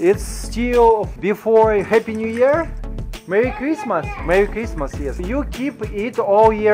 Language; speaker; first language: English; non-native, learner; Russian